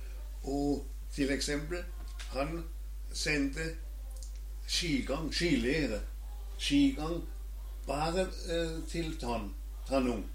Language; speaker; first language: Norwegian; non-native, learner; German